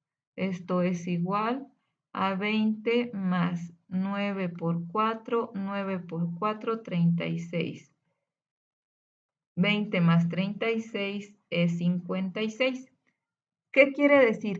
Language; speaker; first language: Spanish; native; Spanish